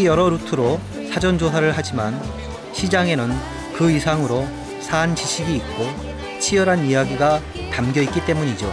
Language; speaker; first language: Korean; native; Korean